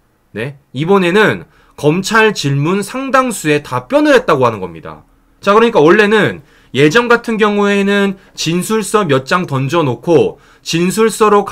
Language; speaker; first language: Korean; native; Korean